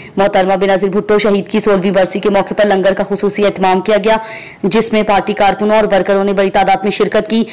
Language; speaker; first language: Urdu; non-native, local second language; Punjabi